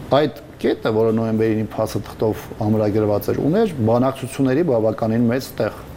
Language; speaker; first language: Armenian; native; Armenian